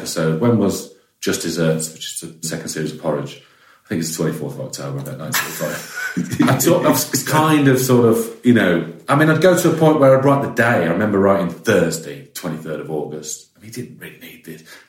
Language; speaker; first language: English; native; English